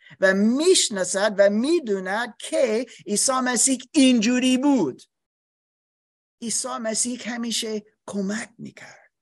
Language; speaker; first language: Persian; non-native, learner; English